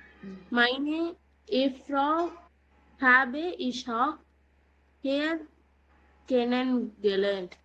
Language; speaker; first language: German; non-native, learner; Tamil